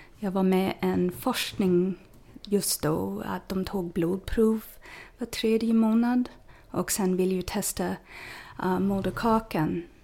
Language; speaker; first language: Swedish; non-native, fluent; English